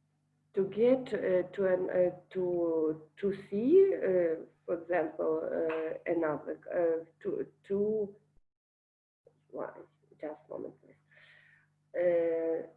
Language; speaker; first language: English; non-native, learner; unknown